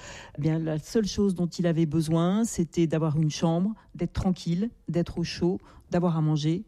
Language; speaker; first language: French; native; French